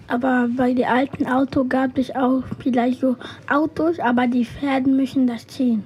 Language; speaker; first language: German; non-native, learner; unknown